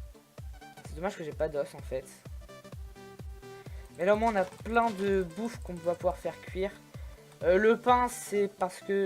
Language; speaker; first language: French; native; French